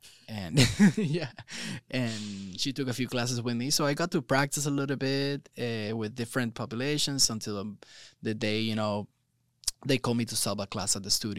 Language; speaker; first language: English; non-native, local second language; Spanish